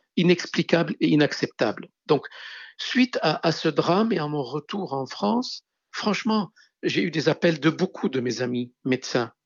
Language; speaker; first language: French; non-native, local second language; Arabic